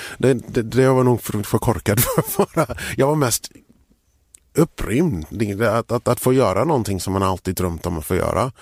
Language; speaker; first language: Swedish; early bilingual, other home language; English